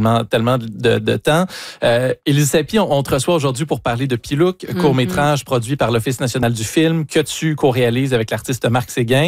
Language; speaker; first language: French; native; French